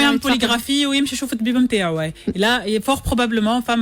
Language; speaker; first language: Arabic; native; Arabic